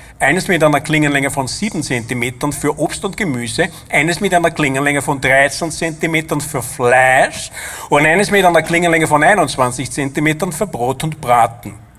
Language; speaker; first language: German; native; German